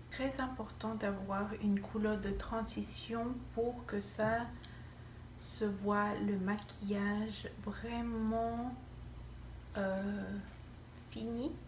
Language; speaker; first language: French; non-native, fluent; Spanish